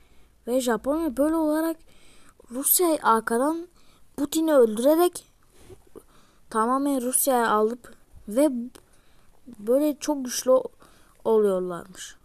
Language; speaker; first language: Turkish; early bilingual, heritage; Turkish